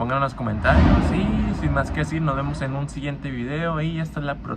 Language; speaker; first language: Spanish; native; Spanish